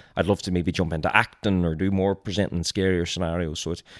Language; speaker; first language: English; native; English